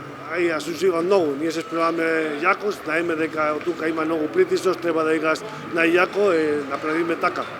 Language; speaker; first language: Macedonian; non-native, fluent; Spanish